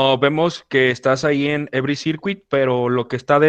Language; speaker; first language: Spanish; native; Spanish